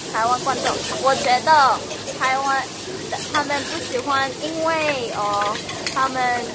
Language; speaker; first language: Chinese; non-native, learner; Korean